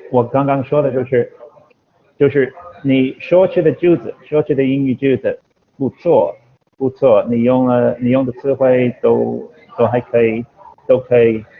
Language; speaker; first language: Chinese; non-native, fluent; English